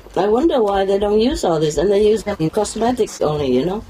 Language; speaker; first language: English; non-native, fluent; Vietnamese